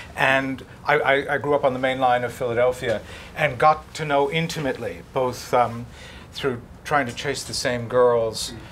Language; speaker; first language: English; native; English